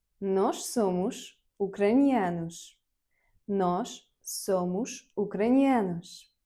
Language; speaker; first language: Portuguese; non-native, fluent; Ukrainian